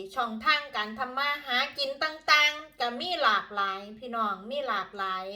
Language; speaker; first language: Thai; native; Thai